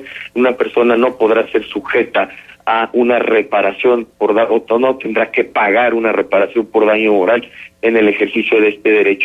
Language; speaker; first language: Spanish; native; Spanish